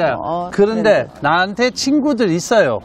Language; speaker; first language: Korean; non-native, fluent; English